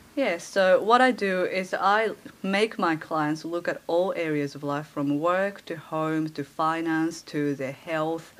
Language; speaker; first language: English; early bilingual, other home language; Japanese